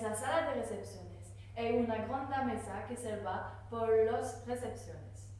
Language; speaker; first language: Spanish; non-native, learner; French